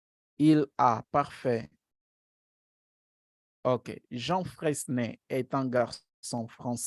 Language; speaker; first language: French; non-native, fluent; Portuguese